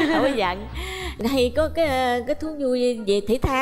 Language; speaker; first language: Vietnamese; native; Vietnamese